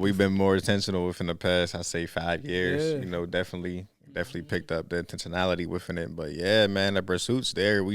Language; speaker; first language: English; native; English